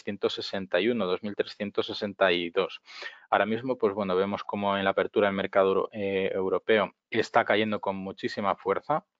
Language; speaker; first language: Spanish; native; Spanish